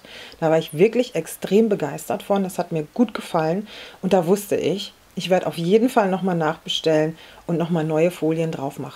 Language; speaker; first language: German; native; German